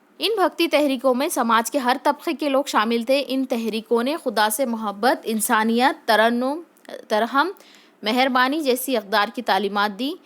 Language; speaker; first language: Urdu; native; Urdu